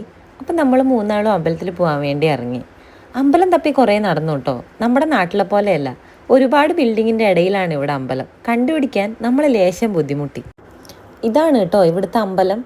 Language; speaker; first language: Malayalam; native; Malayalam